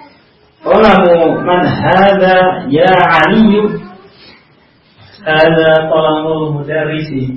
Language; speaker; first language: Arabic; non-native, learner; Indonesian